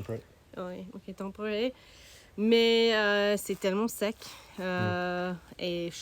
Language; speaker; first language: French; non-native, learner; English